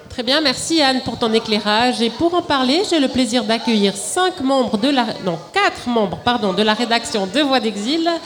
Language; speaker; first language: French; native; French